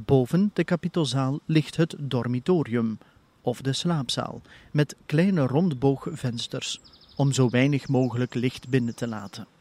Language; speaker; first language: Dutch; native; Dutch